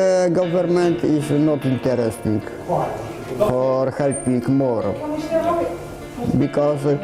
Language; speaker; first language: English; non-native, learner; Polish